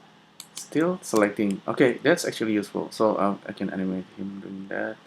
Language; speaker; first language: English; non-native, fluent; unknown